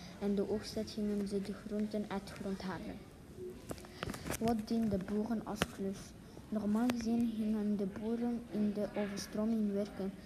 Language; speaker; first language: Dutch; non-native, local second language; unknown